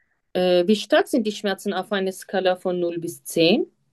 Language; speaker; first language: German; non-native, fluent; Turkish